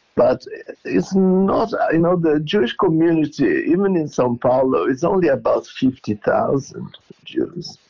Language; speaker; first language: English; non-native, fluent; Portuguese